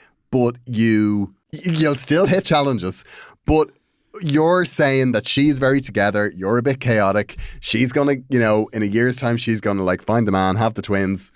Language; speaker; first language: English; native; English